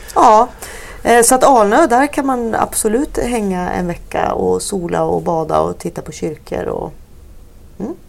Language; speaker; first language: Swedish; native; Swedish